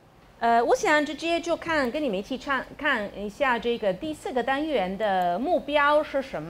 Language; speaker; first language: Chinese; non-native, fluent; Italian